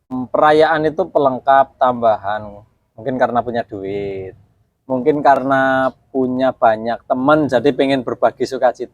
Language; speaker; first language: Indonesian; native; Indonesian